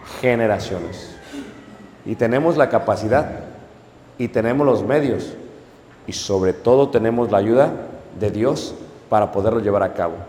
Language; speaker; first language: Spanish; native; Spanish